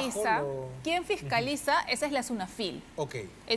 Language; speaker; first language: Spanish; native; Spanish